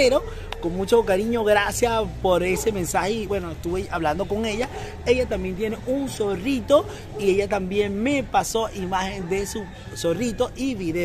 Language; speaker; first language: Spanish; native; Spanish